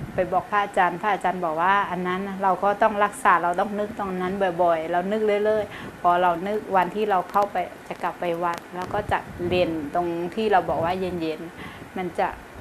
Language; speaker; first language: Thai; non-native, fluent; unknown